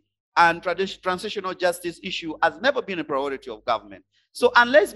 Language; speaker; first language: English; non-native, local second language; Acoli